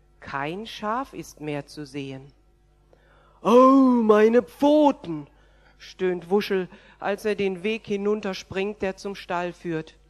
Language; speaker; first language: German; native; German